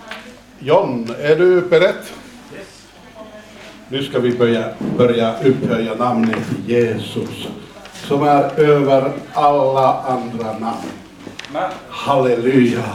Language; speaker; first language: Swedish; non-native, fluent; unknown